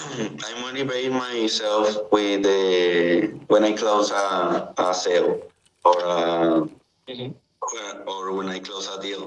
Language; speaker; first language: English; non-native, learner; Spanish